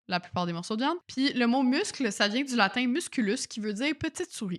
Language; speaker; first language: French; native; French